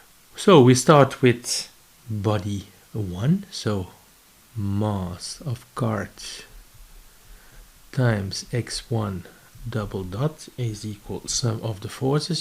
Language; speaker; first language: English; non-native, fluent; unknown